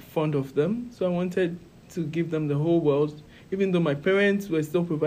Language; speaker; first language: English; non-native, local second language; Ewe